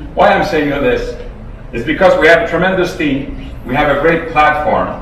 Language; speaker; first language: English; non-native, fluent; French